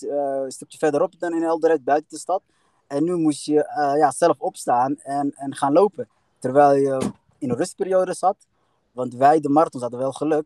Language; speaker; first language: Dutch; early bilingual, other home language; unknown